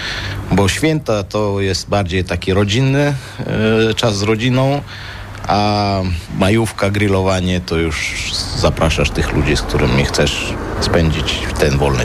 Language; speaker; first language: Polish; non-native, fluent; Armenian